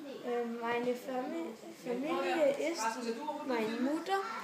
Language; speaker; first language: German; non-native, learner; Danish